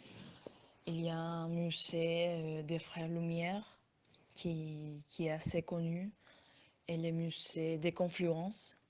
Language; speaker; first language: French; non-native, fluent; Spanish